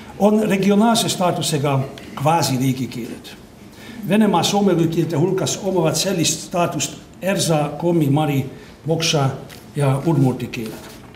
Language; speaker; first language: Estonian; non-native, fluent; Hungarian